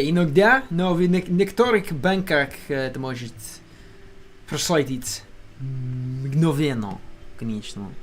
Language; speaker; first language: Russian; non-native, learner; English